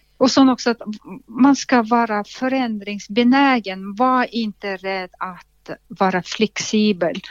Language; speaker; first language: Swedish; non-native, fluent; Russian